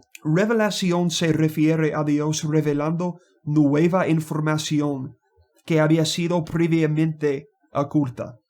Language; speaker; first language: Spanish; non-native, learner; English